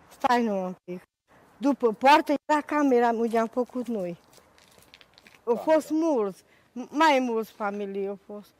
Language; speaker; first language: Romanian; non-native, local second language; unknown